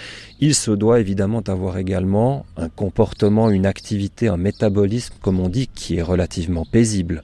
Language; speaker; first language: French; native; French